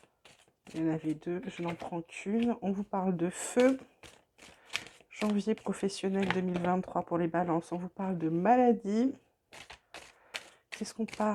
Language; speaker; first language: French; native; French